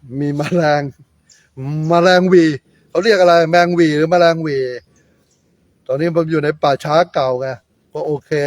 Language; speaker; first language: Thai; native; Thai